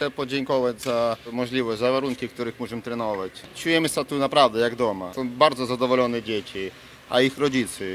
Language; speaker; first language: Polish; non-native, learner; Ukrainian